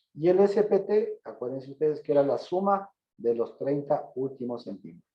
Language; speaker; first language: Spanish; native; Spanish